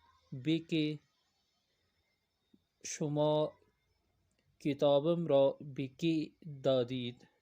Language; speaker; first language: Persian; non-native, fluent; Urdu